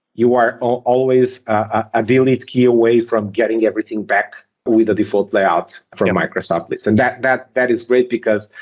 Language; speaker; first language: English; non-native, fluent; Portuguese